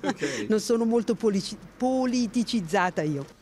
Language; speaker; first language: Italian; native; Italian